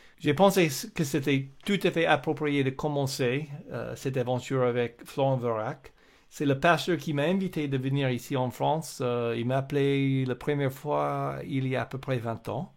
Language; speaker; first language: French; non-native, fluent; English